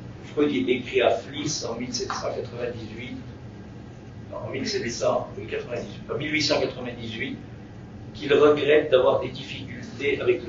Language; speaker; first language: French; native; French